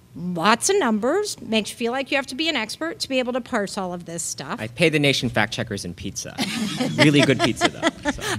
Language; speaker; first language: English; native; English